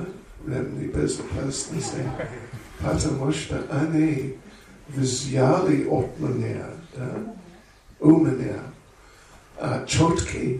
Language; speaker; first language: Russian; non-native, learner; English